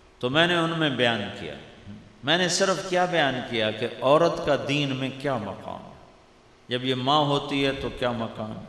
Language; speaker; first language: Urdu; non-native, local second language; Punjabi